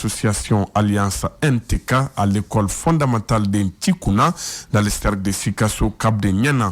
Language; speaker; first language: French; non-native, local second language; Bambara